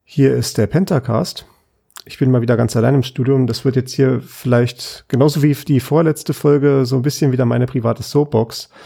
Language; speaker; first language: German; native; German